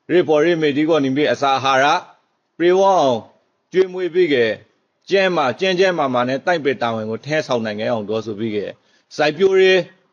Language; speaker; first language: Burmese; native; Burmese